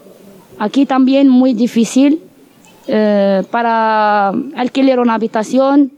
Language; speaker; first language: Spanish; non-native, learner; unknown